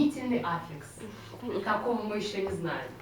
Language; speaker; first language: Russian; native; Russian